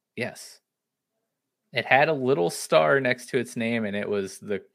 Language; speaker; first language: English; native; English